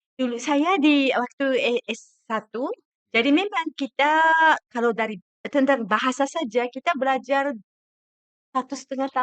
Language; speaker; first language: Indonesian; non-native, fluent; Japanese